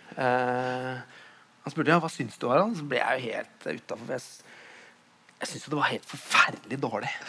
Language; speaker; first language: Norwegian; native; Norwegian